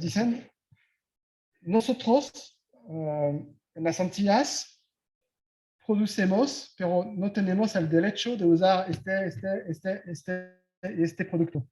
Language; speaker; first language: Spanish; non-native, fluent; French